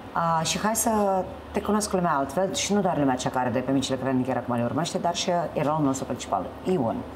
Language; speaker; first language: Romanian; native; Romanian